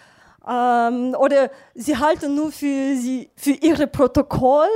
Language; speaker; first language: German; non-native, fluent; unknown